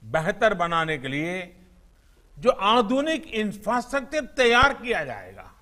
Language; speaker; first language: Hindi; non-native, local second language; Gujarati